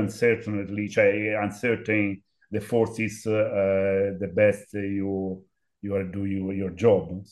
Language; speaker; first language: English; non-native, learner; Italian